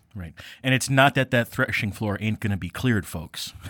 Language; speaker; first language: English; native; English